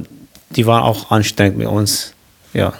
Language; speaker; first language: German; non-native, fluent; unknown